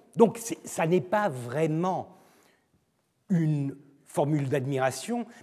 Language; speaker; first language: French; non-native, fluent; Turkish